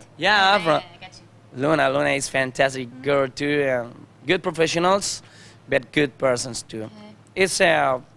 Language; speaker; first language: English; non-native, learner; Spanish